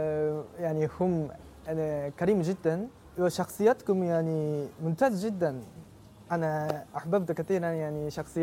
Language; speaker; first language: Arabic; non-native, learner; Japanese